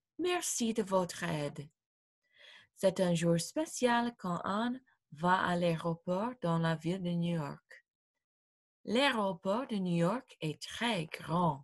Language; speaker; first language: French; non-native, fluent; English